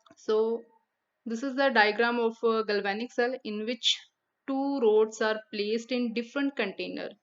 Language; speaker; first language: English; non-native, local second language; Punjabi